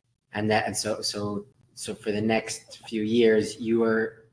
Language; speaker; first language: English; native; English